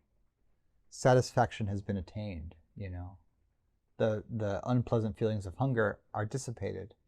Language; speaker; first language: English; native; English